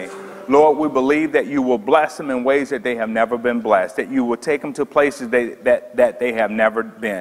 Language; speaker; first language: English; native; English